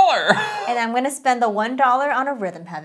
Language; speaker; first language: English; native; English